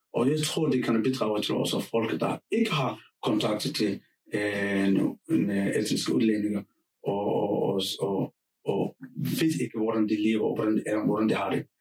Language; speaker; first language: Danish; non-native, fluent; Somali